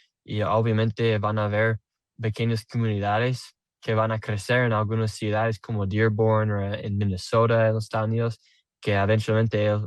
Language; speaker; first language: Spanish; non-native, learner; English